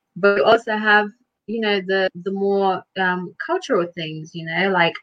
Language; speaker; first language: English; early bilingual, other home language; Lithuanian